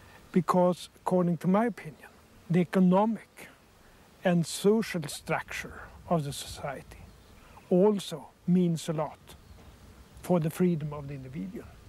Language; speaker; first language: English; non-native, fluent; Swedish